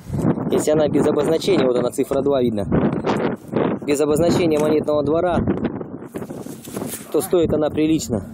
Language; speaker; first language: Russian; native; Russian